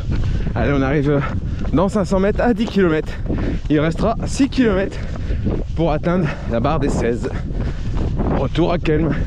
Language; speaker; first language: French; native; French